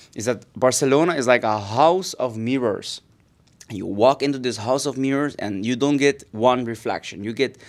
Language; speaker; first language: English; non-native, fluent; Papiamento